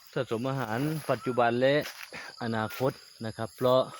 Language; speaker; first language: Thai; non-native, local second language; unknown